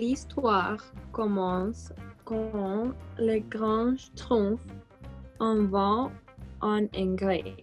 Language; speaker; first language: French; non-native, learner; Spanish